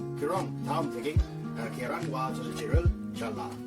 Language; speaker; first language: Korean; non-native, learner; Finnish